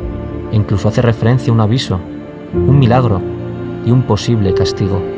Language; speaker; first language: Spanish; native; Spanish